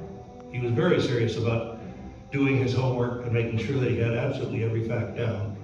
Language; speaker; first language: English; native; English